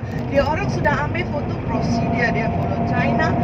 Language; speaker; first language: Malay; non-native, local second language; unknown